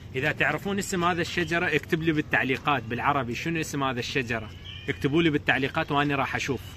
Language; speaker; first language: Arabic; non-native, local second language; Azerbaijani